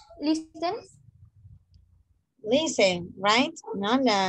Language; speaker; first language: English; non-native, fluent; Spanish